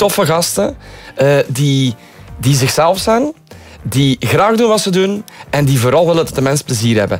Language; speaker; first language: Dutch; native; Dutch